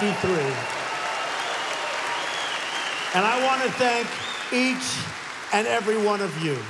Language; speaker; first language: English; native; English